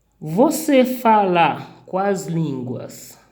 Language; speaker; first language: Portuguese; non-native, fluent; Haitian Creole